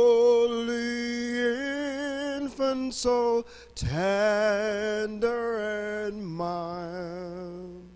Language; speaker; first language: English; native; English